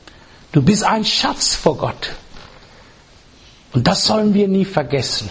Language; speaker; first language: German; non-native, fluent; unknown